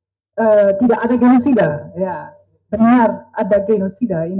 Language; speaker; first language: Indonesian; non-native, learner; Dutch